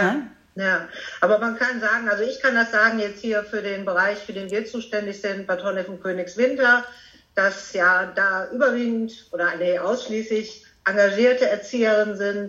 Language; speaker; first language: German; native; German